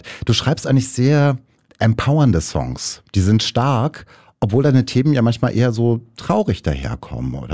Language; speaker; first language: German; native; German